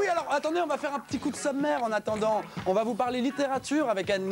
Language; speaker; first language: French; native; French